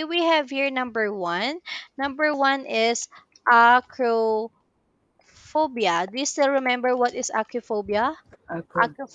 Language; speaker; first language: English; non-native, local second language; Filipino